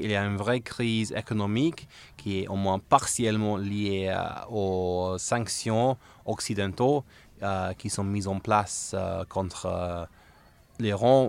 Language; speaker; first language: French; non-native, fluent; English